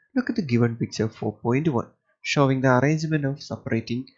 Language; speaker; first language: English; non-native, local second language; Malayalam